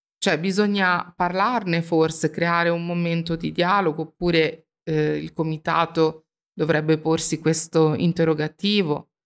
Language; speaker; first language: Italian; native; Italian